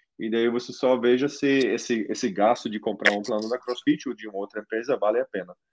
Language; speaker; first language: Portuguese; non-native, fluent; German